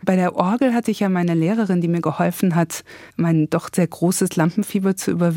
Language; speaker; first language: German; native; German